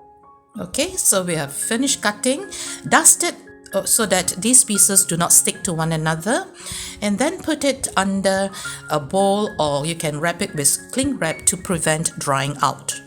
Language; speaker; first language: English; native; English